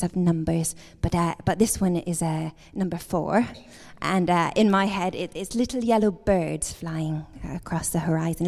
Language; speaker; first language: English; native; English